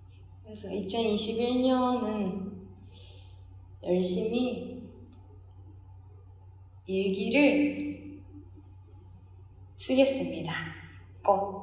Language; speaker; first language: Korean; non-native, fluent; Japanese